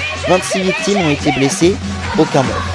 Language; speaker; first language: French; native; French